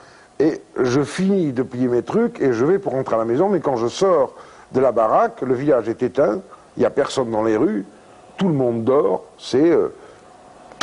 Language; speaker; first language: French; native; French